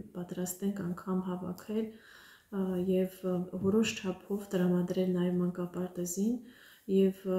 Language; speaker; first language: Armenian; native; Armenian